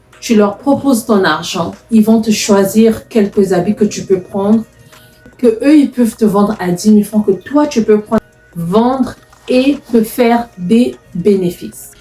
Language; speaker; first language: French; non-native, local second language; Lingala